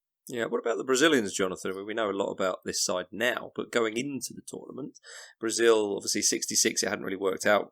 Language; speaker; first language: English; native; English